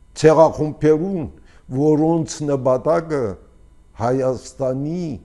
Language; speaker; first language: Armenian; early bilingual, heritage; Armenian